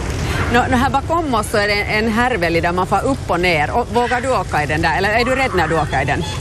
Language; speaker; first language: Swedish; native; Swedish